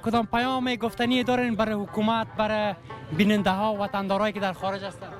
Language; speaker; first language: Persian; native; Persian